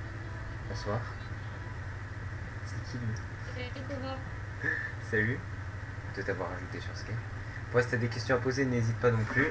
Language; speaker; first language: French; native; French